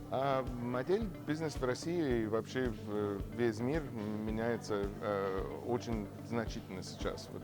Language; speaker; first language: Russian; non-native, fluent; English